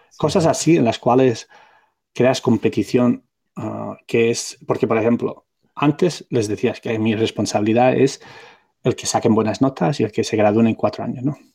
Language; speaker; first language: Spanish; non-native, local second language; Catalan